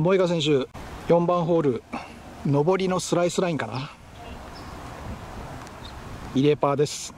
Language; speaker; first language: Japanese; native; Japanese